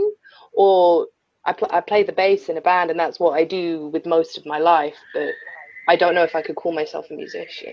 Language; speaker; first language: English; native; English